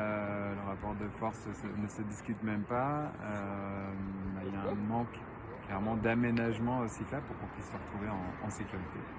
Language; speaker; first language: French; native; French